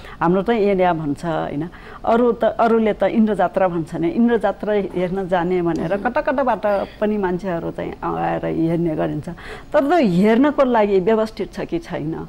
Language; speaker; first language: Nepali; non-native, local second language; Newari